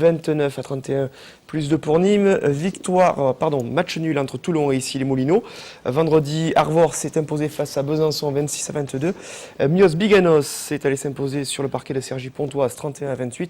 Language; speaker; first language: French; native; French